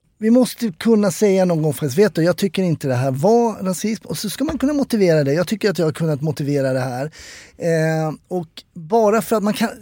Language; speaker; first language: Swedish; native; Swedish